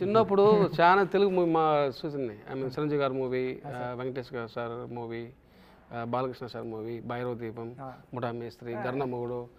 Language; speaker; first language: Telugu; non-native, local second language; Tamil